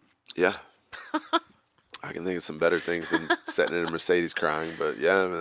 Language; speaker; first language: English; native; English